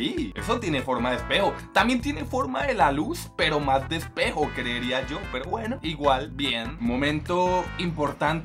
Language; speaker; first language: Spanish; native; Spanish